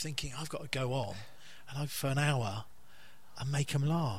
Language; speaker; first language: English; native; English